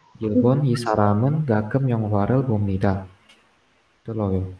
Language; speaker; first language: Korean; non-native, learner; Indonesian